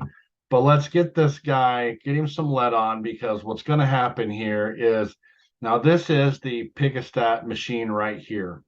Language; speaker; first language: English; native; English